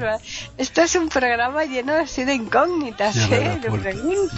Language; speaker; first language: Spanish; native; Spanish